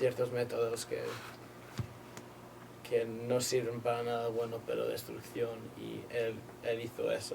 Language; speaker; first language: Spanish; native; Spanish